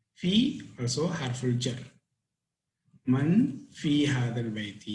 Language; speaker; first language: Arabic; non-native, fluent; Tamil